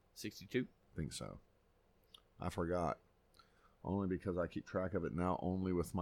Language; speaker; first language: English; native; English